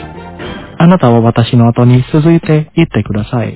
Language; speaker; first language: Japanese; non-native, fluent; Indonesian